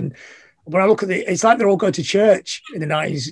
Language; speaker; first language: English; native; English